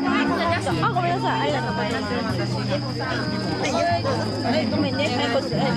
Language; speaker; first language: Japanese; native; Japanese